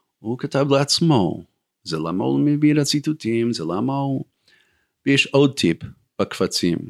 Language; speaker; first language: Hebrew; non-native, fluent; English